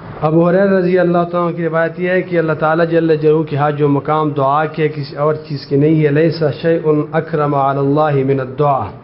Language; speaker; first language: Urdu; non-native, local second language; Pashto